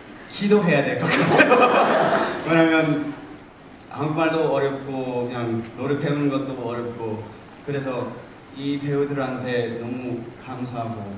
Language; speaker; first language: Korean; early bilingual, heritage; English